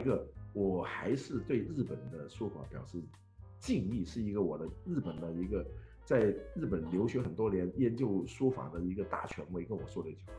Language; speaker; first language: Chinese; non-native, local second language; Cantonese